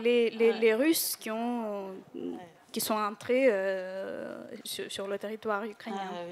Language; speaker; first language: French; non-native, fluent; Ukrainian